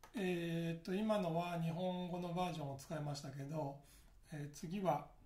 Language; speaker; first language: French; non-native, learner; Japanese